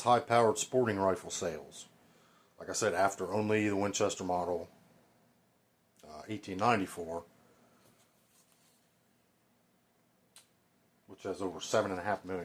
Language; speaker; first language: English; native; English